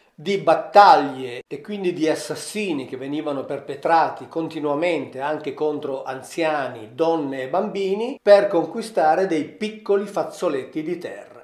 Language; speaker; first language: Italian; native; Italian